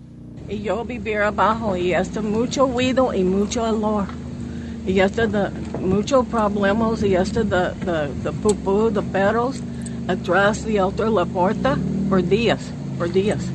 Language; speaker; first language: Spanish; non-native, learner; English